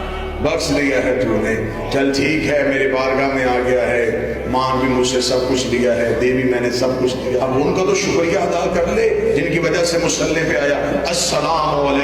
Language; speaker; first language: Urdu; native; Urdu